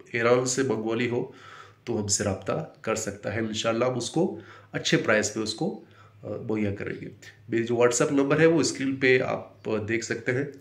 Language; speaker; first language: Urdu; non-native, fluent; Baluchi